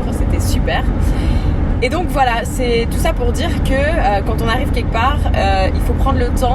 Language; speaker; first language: French; native; French